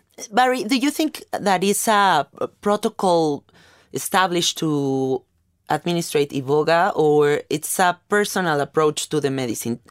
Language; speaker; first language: English; non-native, fluent; Spanish